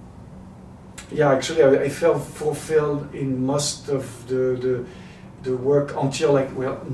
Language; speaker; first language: English; non-native, fluent; French